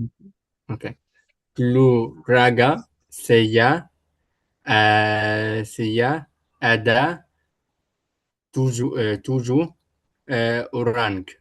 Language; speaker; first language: Indonesian; non-native, learner; Arabic